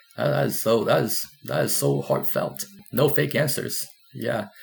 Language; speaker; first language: English; non-native, fluent; Chinese